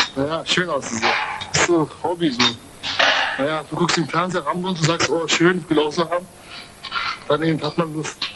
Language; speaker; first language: German; early bilingual, other home language; Turkish